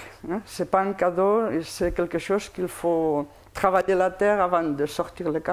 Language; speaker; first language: French; non-native, fluent; Spanish